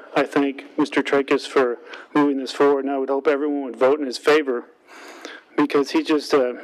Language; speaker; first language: English; native; English